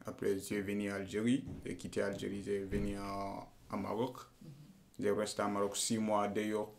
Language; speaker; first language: French; non-native, learner; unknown